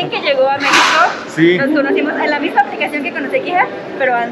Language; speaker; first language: Spanish; native; Spanish